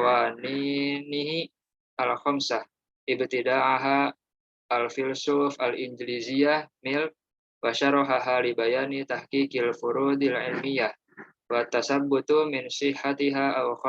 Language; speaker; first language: Arabic; non-native, learner; Indonesian